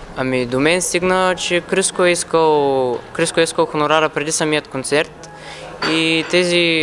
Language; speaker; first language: Bulgarian; native; Bulgarian